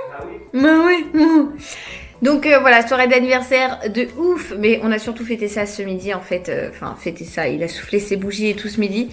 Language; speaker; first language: French; native; French